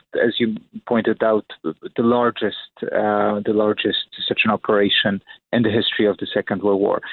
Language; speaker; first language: English; non-native, fluent; Polish